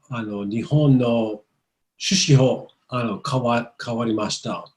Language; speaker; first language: Japanese; non-native, learner; English